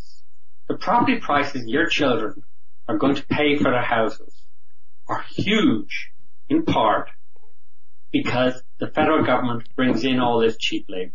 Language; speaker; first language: English; native; English